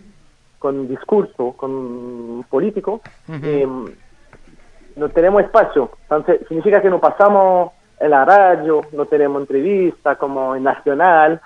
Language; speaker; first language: Spanish; non-native, fluent; French